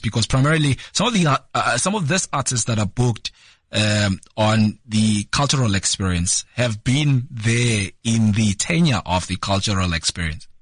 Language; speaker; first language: English; non-native, local second language; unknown